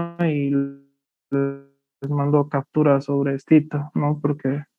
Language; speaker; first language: Spanish; native; Spanish